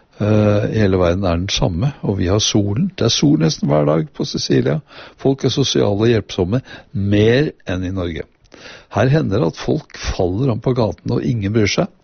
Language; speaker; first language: Norwegian; native; Norwegian